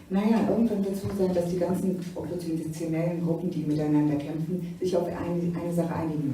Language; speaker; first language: German; native; German